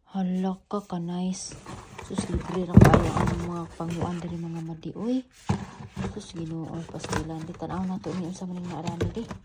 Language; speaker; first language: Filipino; non-native, local second language; Cebuano